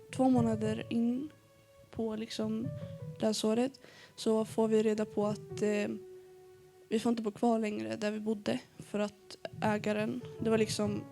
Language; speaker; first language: Swedish; early bilingual, other home language; Arabic